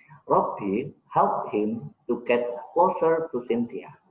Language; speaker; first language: English; non-native, fluent; Indonesian